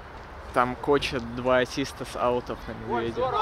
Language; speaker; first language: Russian; native; Russian